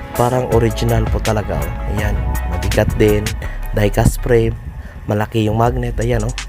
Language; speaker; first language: Filipino; non-native, local second language; Cebuano